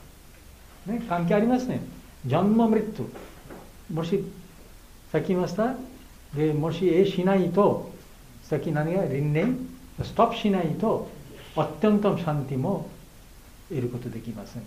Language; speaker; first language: Japanese; non-native, learner; Bangla